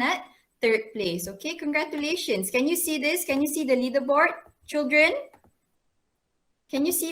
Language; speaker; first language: English; non-native, local second language; Malay